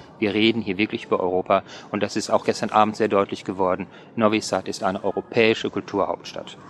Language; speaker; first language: German; native; German